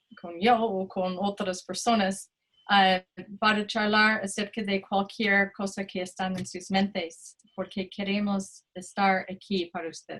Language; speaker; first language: Spanish; non-native, fluent; English